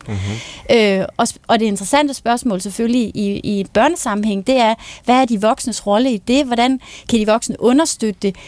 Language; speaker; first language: Danish; native; Danish